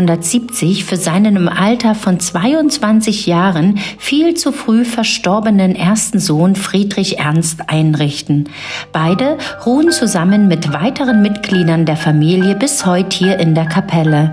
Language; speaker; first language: German; native; German